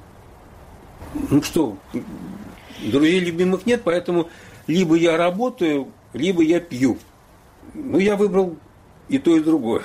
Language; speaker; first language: Russian; native; Russian